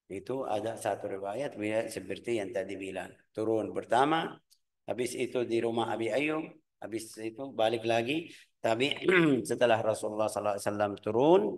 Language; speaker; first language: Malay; non-native, fluent; Arabic